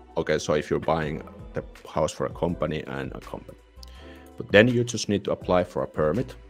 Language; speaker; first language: English; non-native, fluent; Finnish